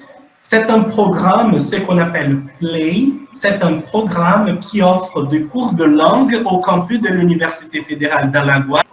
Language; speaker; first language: French; non-native, fluent; Portuguese